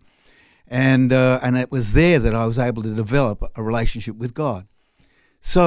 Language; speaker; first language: English; non-native, local second language; French